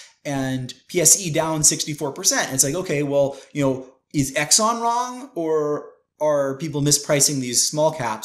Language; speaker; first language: English; native; English